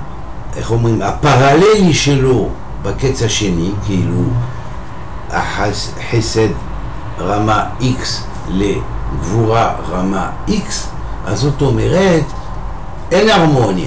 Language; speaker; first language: Hebrew; non-native, fluent; French